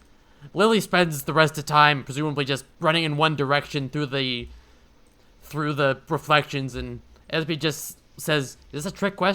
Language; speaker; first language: English; native; English